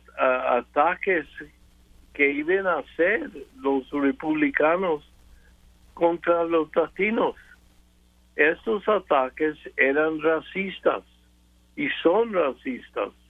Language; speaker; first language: Spanish; early bilingual, other home language; English